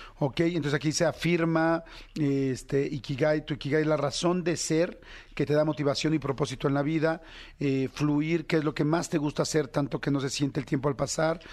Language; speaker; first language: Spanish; native; Spanish